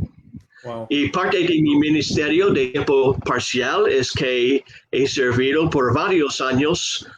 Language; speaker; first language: Spanish; non-native, fluent; English